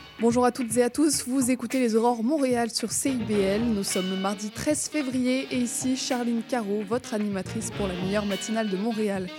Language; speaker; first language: French; native; French